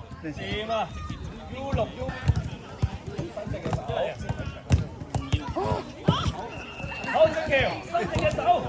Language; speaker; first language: Cantonese; native; Cantonese